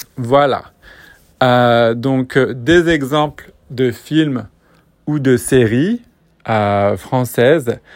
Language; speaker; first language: French; native; French